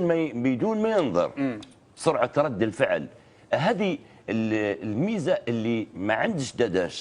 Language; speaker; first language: Arabic; native; Arabic